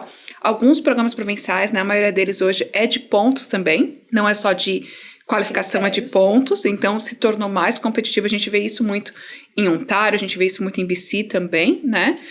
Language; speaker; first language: Portuguese; native; Portuguese